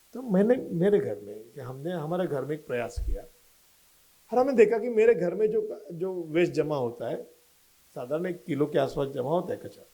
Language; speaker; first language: Hindi; non-native, local second language; Marathi